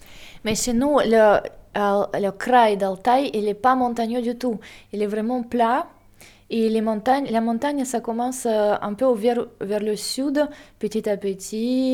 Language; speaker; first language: French; non-native, fluent; Russian